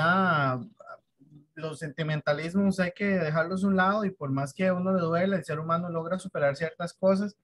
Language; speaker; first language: Spanish; native; Spanish